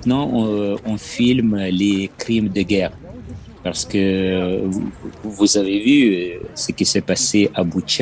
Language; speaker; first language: French; non-native, fluent; Ukrainian